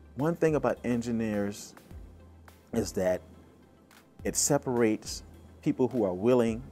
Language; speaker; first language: English; native; English